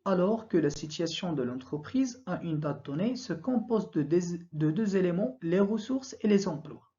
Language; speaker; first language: French; non-native, local second language; Arabic